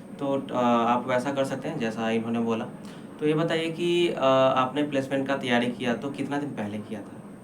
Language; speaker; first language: Hindi; non-native, local second language; Assamese